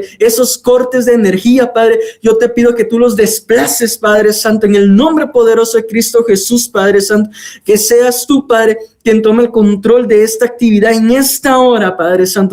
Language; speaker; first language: Spanish; native; Spanish